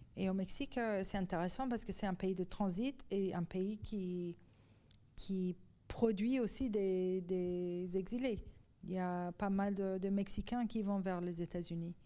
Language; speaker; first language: French; non-native, fluent; Persian